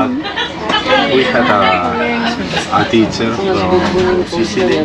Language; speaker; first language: English; non-native, fluent; Spanish